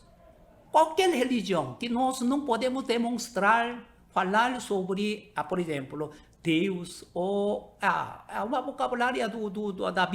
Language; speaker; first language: Portuguese; non-native, learner; Korean